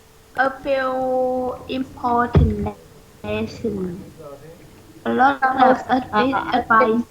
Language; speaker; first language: English; non-native, learner; Vietnamese